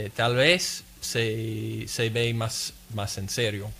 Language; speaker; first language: Spanish; non-native, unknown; English